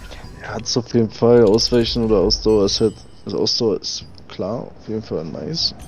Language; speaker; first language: German; native; German